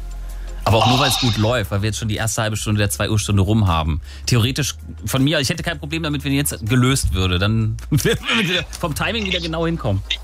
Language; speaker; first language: German; native; German